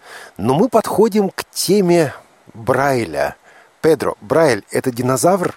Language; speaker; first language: Russian; native; Russian